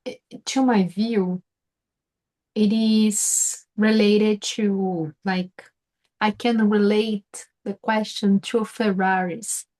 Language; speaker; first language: English; non-native, fluent; Portuguese